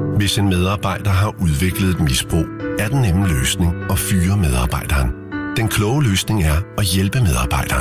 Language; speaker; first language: Danish; native; Danish